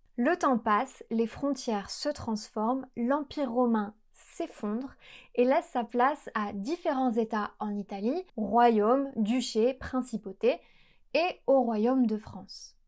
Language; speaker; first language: French; native; French